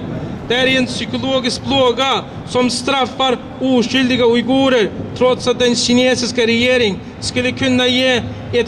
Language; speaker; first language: Swedish; non-native, fluent; Uyghur